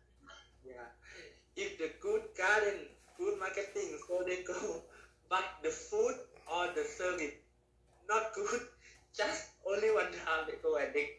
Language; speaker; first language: English; non-native, learner; Thai